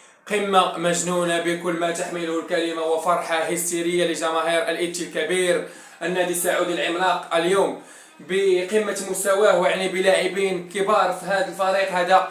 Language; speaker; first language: Arabic; native; Arabic